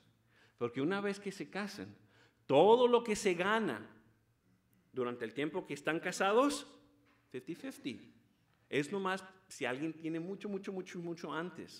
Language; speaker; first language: Spanish; early bilingual, heritage; Spanish